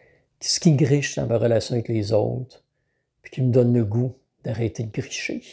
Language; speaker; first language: French; native; French